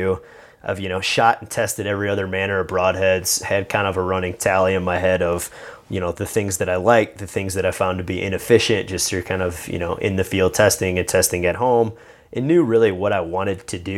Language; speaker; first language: English; native; English